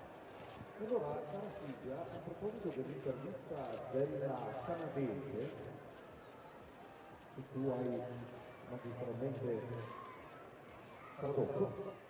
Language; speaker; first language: Italian; native; Italian